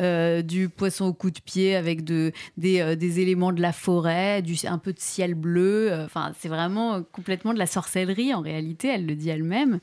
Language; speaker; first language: French; native; French